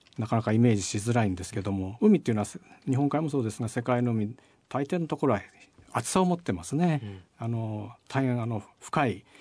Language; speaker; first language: Japanese; native; Japanese